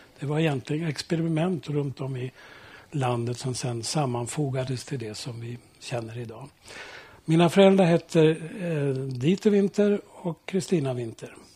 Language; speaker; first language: Swedish; early bilingual, heritage; Swedish